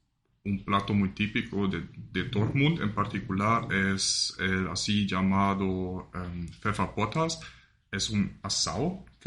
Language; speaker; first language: Spanish; non-native, fluent; German